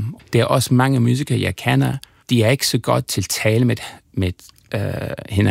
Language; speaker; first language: Danish; non-native, fluent; English